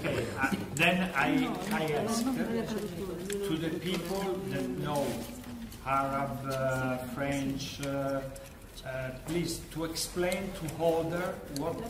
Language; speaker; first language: English; non-native, learner; Italian